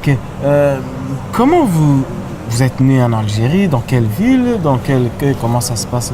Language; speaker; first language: French; non-native, local second language; Lingala